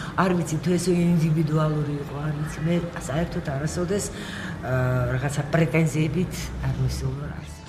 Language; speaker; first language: Georgian; early bilingual, heritage; Georgian